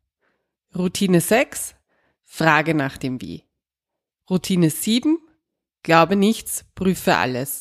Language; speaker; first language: German; native; German